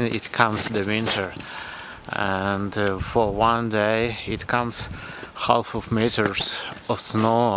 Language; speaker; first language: English; non-native, learner; Ukrainian